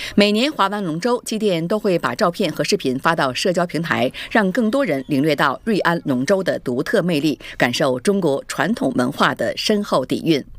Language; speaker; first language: Chinese; native; Chinese